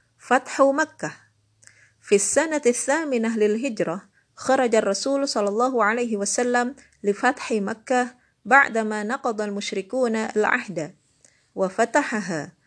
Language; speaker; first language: Arabic; non-native, learner; Indonesian